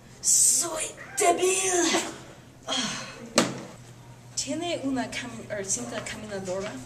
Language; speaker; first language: Spanish; non-native, learner; English